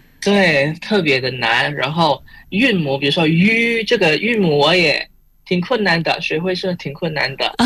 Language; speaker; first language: Chinese; non-native, fluent; Indonesian